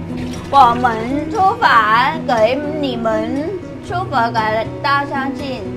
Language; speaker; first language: Chinese; non-native, learner; Thai